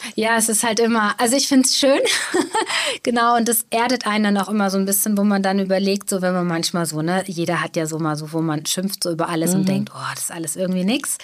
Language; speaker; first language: German; native; German